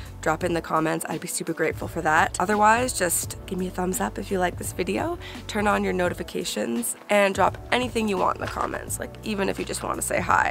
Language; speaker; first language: English; native; English